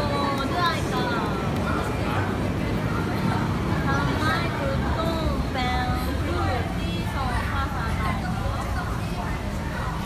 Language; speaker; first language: Thai; non-native, learner; Japanese